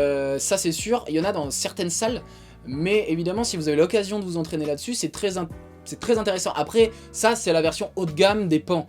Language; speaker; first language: French; native; French